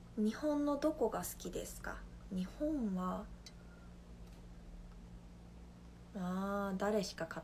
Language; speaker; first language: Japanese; non-native, fluent; Korean